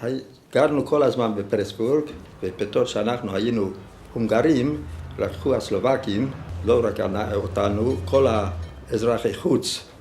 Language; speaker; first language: Hebrew; non-native, fluent; Hungarian